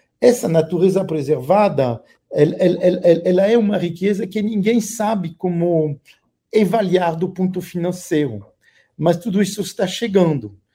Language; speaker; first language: Portuguese; non-native, fluent; French